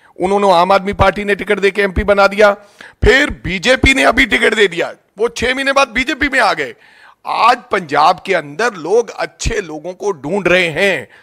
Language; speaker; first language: Hindi; non-native, local second language; Punjabi